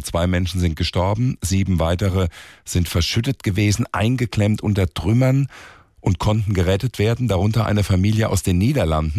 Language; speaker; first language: German; native; German